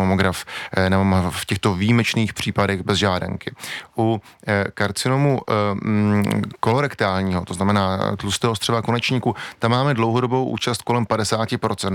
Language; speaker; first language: Czech; native; Czech